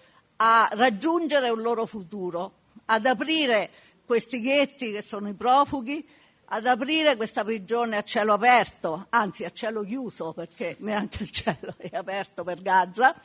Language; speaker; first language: Italian; native; Italian